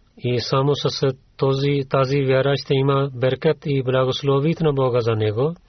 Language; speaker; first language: Bulgarian; non-native, learner; Urdu